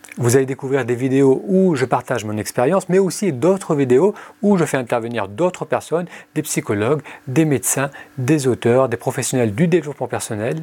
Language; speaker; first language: French; early bilingual, other home language; Arabic